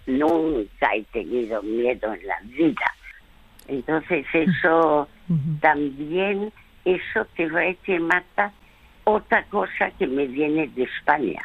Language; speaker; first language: Spanish; early bilingual, other home language; French